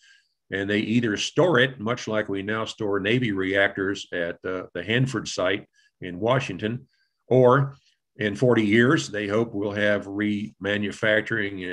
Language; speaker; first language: English; native; English